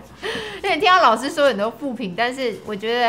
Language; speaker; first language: Chinese; native; Chinese